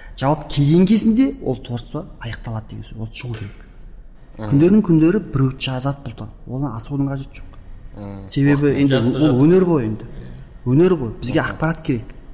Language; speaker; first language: Kazakh; early bilingual, heritage; Kazakh